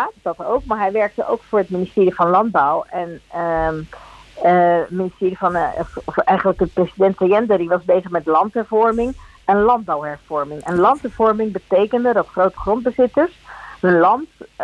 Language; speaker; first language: Dutch; early bilingual, other home language; Spanish